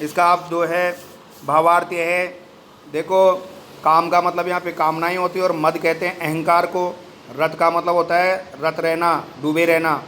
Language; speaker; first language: Hindi; native; Hindi